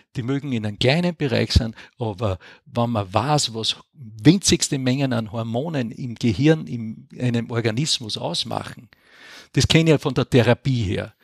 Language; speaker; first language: German; native; German